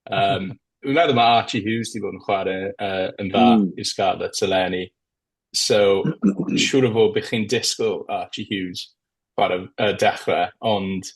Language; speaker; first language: Welsh; native; Welsh